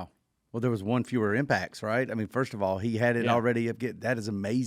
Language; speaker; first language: English; native; English